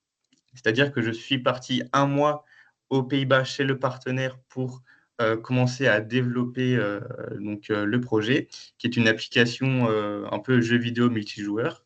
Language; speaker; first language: French; native; French